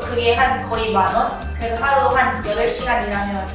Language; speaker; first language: Korean; non-native, fluent; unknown